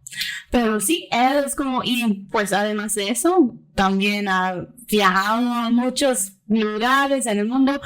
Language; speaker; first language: Spanish; early bilingual, heritage; Spanish